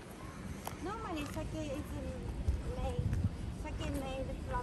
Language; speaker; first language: English; non-native, fluent; Japanese